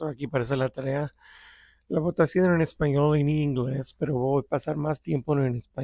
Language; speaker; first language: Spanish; early bilingual, heritage; Spanish